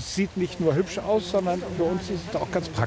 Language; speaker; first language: German; native; German